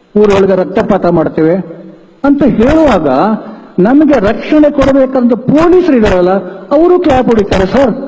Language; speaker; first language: Kannada; non-native, local second language; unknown